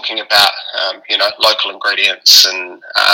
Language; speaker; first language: English; native; English